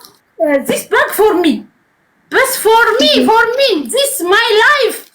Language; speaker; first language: English; non-native, learner; Amharic